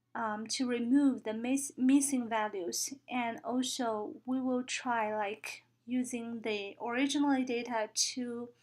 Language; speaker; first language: English; non-native, fluent; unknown